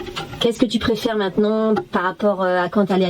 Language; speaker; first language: French; native; French